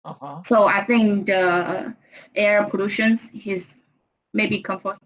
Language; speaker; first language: English; non-native, learner; Thai